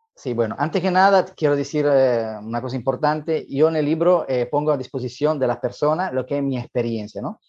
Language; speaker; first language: Spanish; non-native, fluent; Italian